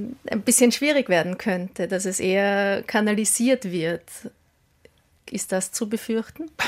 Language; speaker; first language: German; native; German